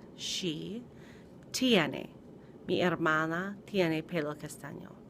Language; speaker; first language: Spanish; non-native, fluent; English